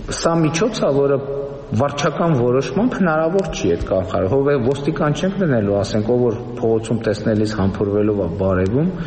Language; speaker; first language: Armenian; native; Armenian